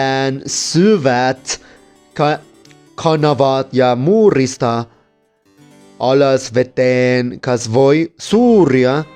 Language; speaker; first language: Finnish; non-native, learner; Spanish